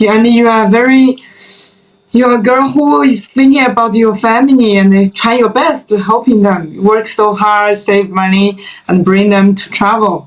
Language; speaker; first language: English; non-native, fluent; Chinese